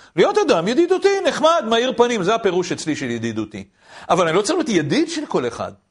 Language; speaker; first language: Hebrew; native; Hebrew